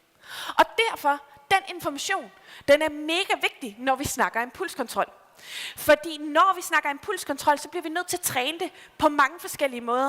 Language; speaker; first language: Danish; native; Danish